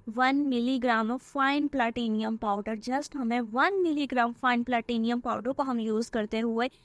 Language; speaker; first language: Hindi; native; Hindi